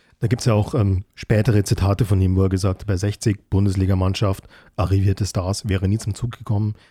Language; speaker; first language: German; native; German